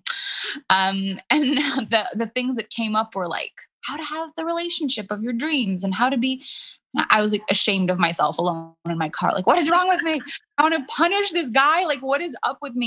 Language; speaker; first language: English; non-native, fluent; French